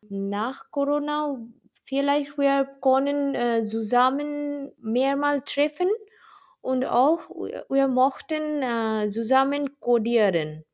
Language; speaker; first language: German; non-native, learner; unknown